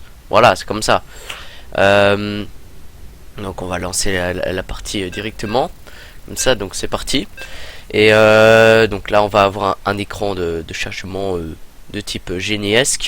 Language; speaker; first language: French; native; French